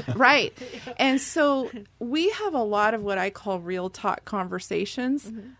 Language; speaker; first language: English; native; English